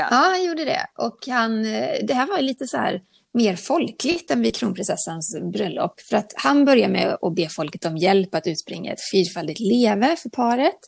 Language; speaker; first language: Swedish; native; Swedish